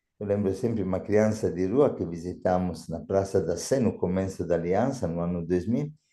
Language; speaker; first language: Portuguese; non-native, fluent; Italian